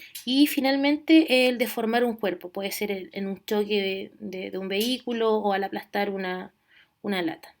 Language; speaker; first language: Spanish; native; Spanish